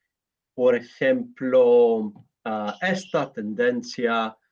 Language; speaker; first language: Spanish; non-native, learner; Greek